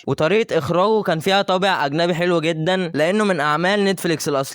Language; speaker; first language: Arabic; native; Arabic